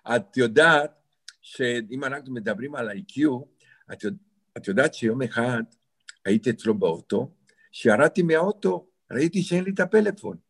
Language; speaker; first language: Hebrew; non-native, fluent; Romanian